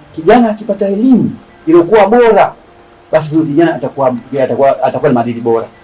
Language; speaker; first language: Swahili; native; Swahili